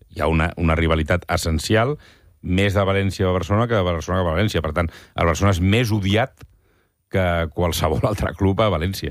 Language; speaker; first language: Catalan; native; Catalan